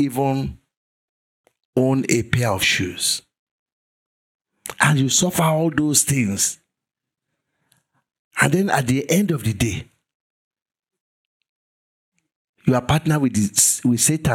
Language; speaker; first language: English; non-native, local second language; Yoruba